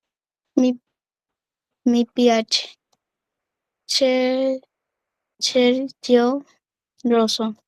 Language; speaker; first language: Italian; non-native, learner; Spanish